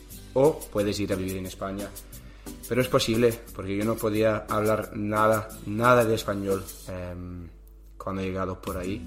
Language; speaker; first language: Spanish; non-native, learner; English